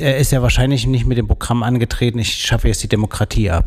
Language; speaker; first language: German; native; German